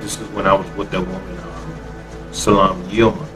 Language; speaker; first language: English; native; English